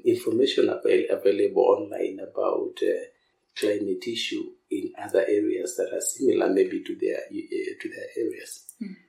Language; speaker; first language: English; non-native, local second language; Masai